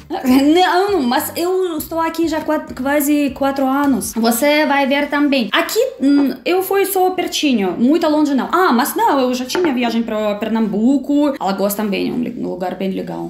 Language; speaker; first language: Portuguese; non-native, learner; Russian